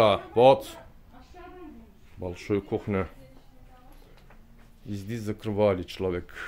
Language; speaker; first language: Russian; non-native, learner; Turkish